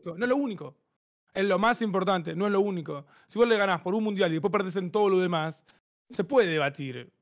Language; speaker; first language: Spanish; native; Spanish